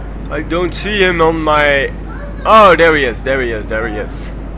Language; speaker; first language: English; non-native, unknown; Dutch